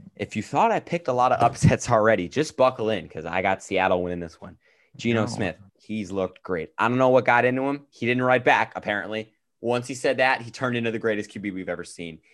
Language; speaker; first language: English; native; English